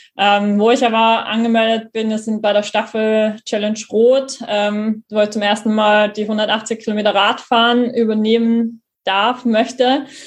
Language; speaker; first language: German; native; German